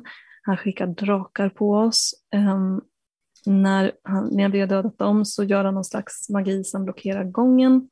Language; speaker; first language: Swedish; native; Swedish